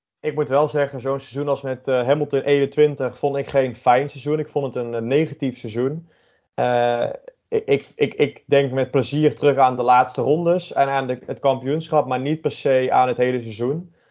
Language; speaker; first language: Dutch; native; Dutch